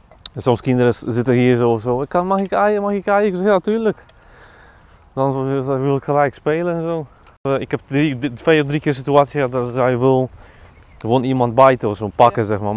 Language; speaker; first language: Dutch; non-native, learner; Polish